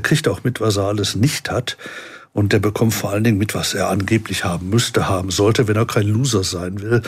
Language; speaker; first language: German; native; German